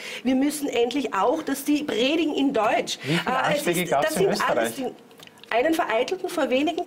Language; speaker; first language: German; native; German